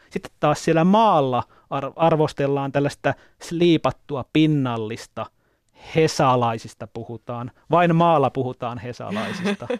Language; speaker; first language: Finnish; native; Finnish